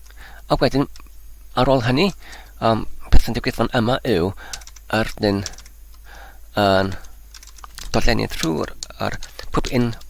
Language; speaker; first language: Welsh; non-native, learner; Polish